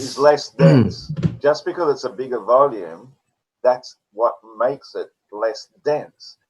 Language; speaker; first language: English; native; English